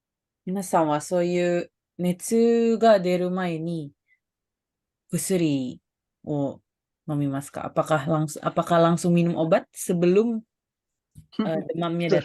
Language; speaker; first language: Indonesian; native; Indonesian